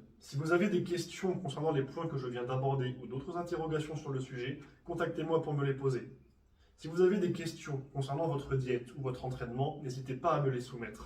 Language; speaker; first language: French; native; French